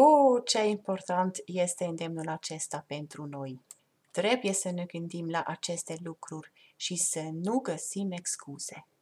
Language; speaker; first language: Romanian; non-native, fluent; German